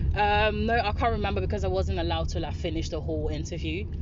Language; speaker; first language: English; non-native, fluent; Dutch